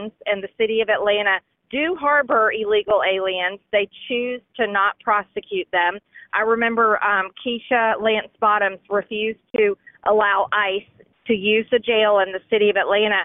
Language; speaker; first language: English; native; English